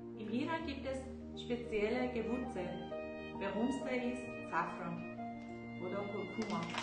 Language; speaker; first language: German; non-native, learner; Persian